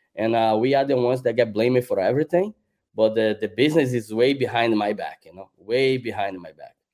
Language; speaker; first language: English; non-native, fluent; Portuguese